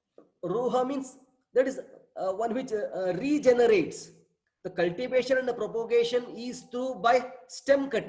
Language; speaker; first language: English; non-native, local second language; Kannada